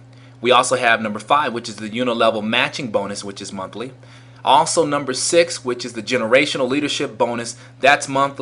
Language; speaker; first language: English; native; English